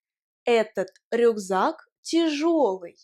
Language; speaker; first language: Russian; non-native, fluent; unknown